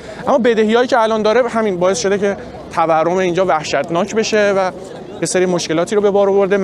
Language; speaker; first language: Persian; native; Persian